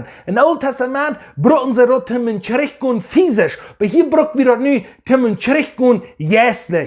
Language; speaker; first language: German; non-native, learner; English